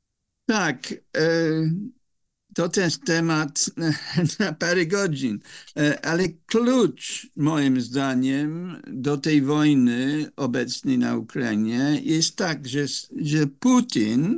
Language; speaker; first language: Polish; non-native, fluent; English